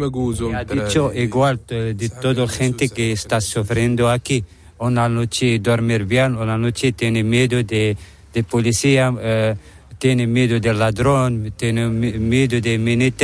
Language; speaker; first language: Spanish; non-native, learner; Arabic